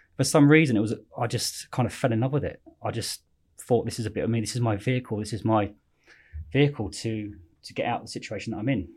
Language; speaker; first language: English; native; English